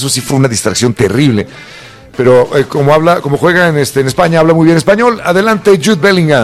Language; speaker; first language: Spanish; native; Spanish